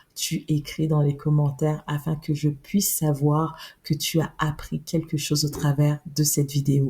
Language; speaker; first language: French; native; French